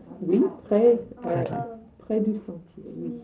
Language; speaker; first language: French; non-native, fluent; English